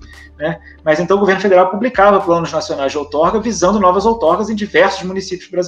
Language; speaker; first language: Portuguese; native; Portuguese